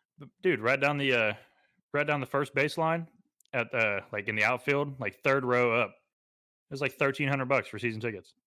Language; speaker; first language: English; native; English